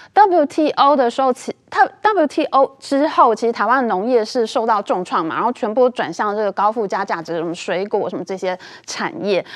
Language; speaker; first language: Chinese; native; Chinese